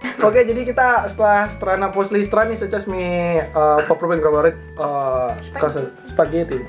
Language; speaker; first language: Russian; non-native, learner; Indonesian